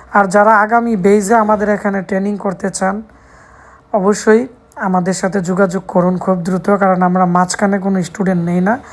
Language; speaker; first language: Bangla; native; Bangla